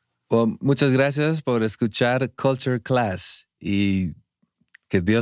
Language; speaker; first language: Spanish; early bilingual, heritage; Spanish